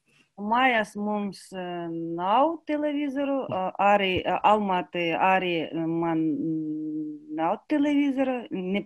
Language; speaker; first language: Latvian; non-native, learner; Kazakh